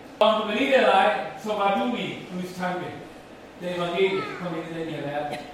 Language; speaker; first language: Danish; non-native, local second language; Faroese